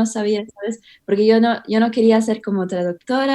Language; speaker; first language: Spanish; early bilingual, heritage; English